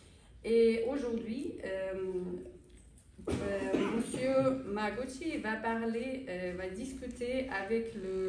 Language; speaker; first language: French; non-native, fluent; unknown